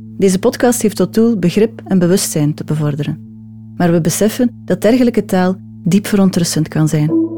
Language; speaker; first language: Dutch; native; Dutch